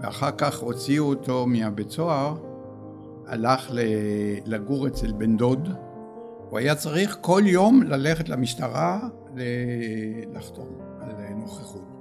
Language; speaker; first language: Hebrew; early bilingual, other home language; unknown